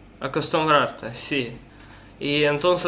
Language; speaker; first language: Spanish; non-native, learner; Russian